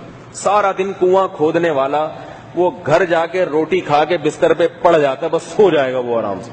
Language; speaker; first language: Urdu; native; Urdu